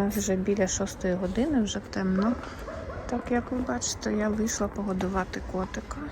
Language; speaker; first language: Ukrainian; non-native, local second language; Russian